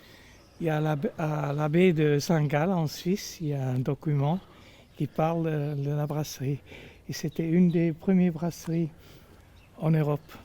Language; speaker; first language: French; non-native, fluent; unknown